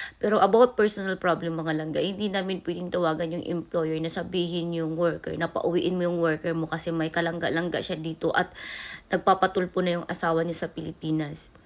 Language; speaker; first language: Filipino; non-native, local second language; Cebuano